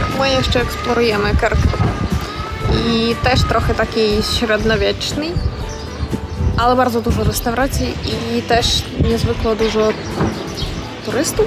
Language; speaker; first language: Polish; non-native, learner; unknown